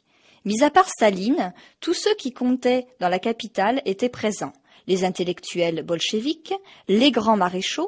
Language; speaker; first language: French; native; French